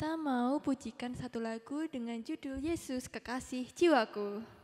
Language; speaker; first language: Indonesian; native; Indonesian